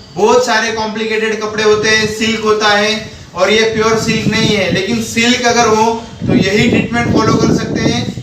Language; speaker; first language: Hindi; non-native, local second language; Marathi